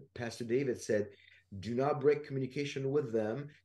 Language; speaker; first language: English; non-native, fluent; French